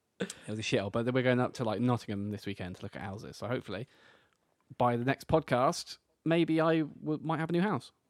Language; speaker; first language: English; native; English